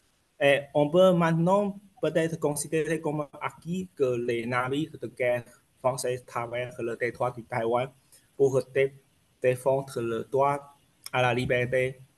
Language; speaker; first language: French; non-native, fluent; Chinese